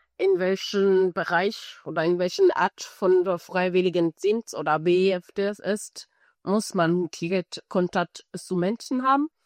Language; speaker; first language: German; non-native, fluent; Spanish